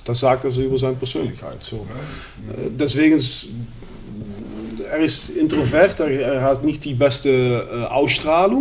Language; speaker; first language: German; non-native, fluent; Dutch